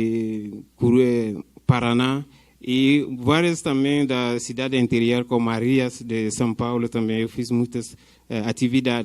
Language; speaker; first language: Portuguese; non-native, fluent; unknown